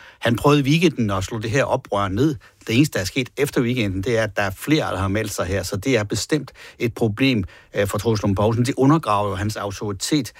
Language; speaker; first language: Danish; native; Danish